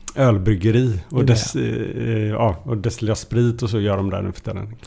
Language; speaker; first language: Swedish; native; Swedish